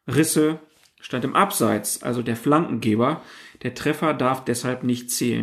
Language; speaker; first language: German; native; German